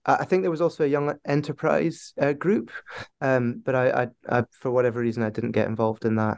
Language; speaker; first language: English; native; English